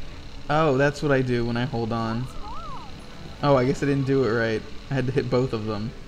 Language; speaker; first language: English; native; English